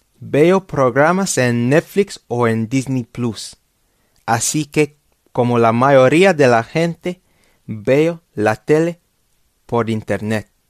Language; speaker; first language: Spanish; non-native, fluent; English